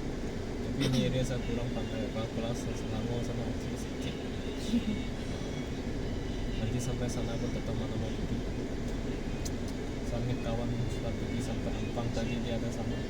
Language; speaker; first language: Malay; non-native, local second language; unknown